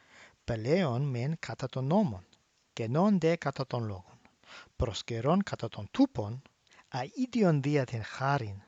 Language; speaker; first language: Greek; non-native, learner; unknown